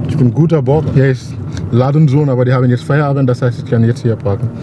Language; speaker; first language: German; non-native, learner; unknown